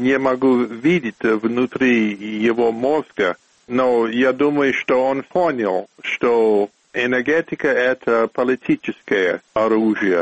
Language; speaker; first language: Russian; non-native, fluent; English